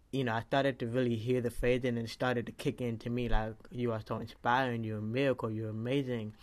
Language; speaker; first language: English; native; English